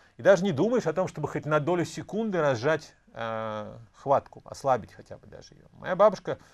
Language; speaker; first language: Russian; native; Russian